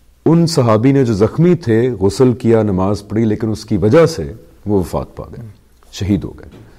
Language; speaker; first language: Urdu; native; Urdu